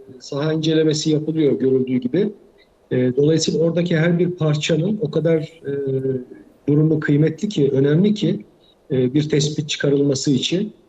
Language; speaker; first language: Turkish; native; Turkish